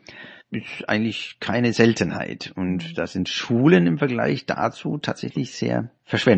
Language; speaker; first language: German; native; German